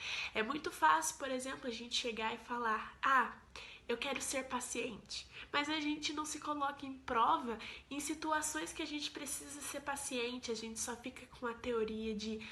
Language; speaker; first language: Portuguese; native; Portuguese